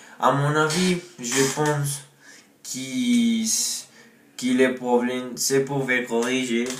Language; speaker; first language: French; non-native, learner; Spanish